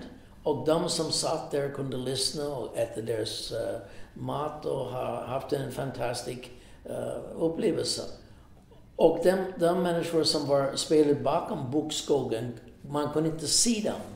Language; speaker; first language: Swedish; non-native, fluent; English